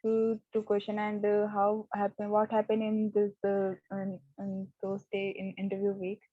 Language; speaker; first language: English; non-native, learner; Hindi